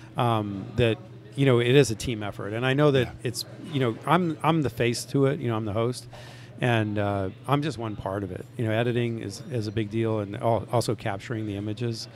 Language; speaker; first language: English; native; English